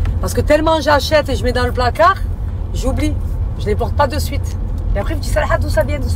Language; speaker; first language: French; early bilingual, other home language; Arabic